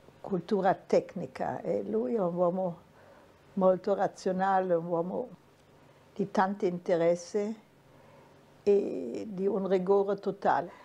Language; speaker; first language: Italian; non-native, fluent; German